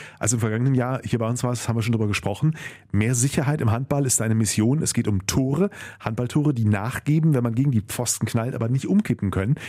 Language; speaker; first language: German; native; German